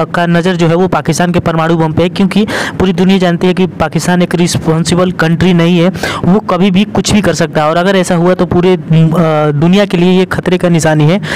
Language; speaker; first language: Hindi; native; Hindi